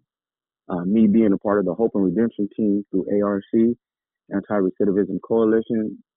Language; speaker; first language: English; native; English